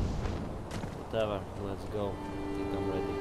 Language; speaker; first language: English; non-native, fluent; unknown